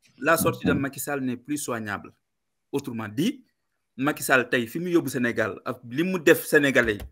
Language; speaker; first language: French; non-native, local second language; Wolof